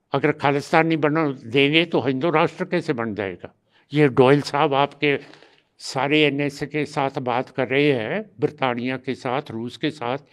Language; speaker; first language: Hindi; non-native, local second language; Punjabi